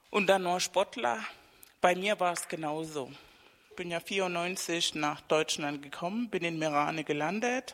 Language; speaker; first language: German; non-native, fluent; Spanish